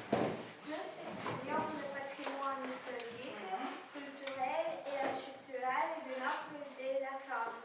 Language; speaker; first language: French; non-native, learner; Ukrainian